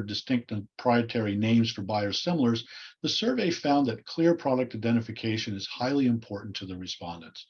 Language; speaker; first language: English; native; English